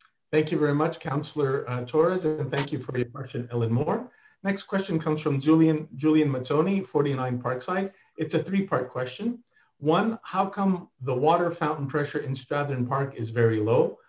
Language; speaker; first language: English; native; English